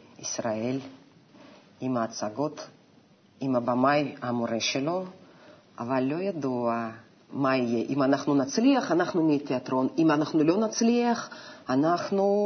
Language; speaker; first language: Hebrew; non-native, fluent; Russian